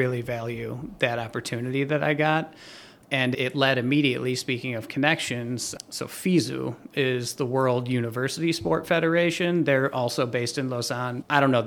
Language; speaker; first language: English; native; English